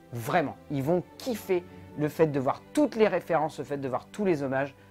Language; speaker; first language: French; native; French